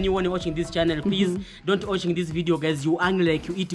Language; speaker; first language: English; non-native, local second language; Swahili